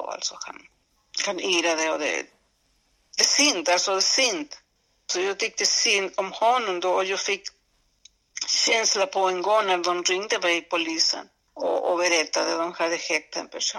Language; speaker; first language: Swedish; non-native, fluent; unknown